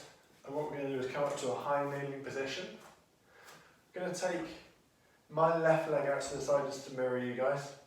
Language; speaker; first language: English; native; English